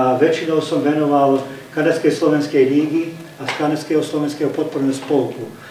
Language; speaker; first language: Slovak; early bilingual, heritage; Slovak